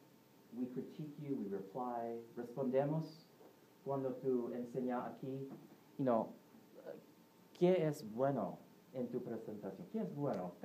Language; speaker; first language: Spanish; non-native, learner; English